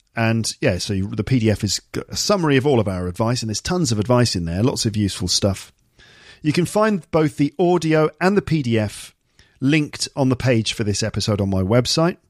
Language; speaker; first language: English; native; English